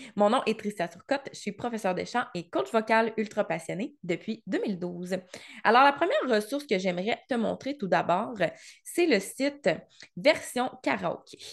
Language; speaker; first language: French; native; French